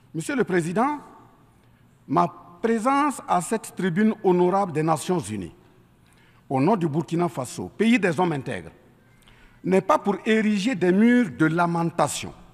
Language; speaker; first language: French; native; French